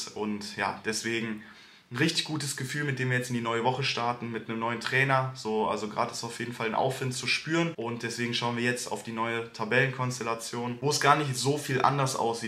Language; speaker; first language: German; native; German